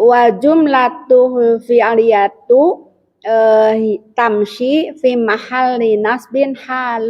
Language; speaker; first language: Arabic; non-native, fluent; Indonesian